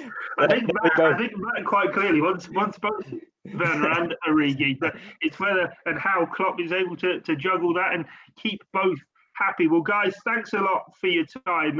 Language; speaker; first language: English; native; English